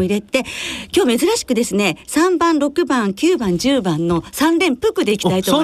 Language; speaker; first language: Japanese; native; Japanese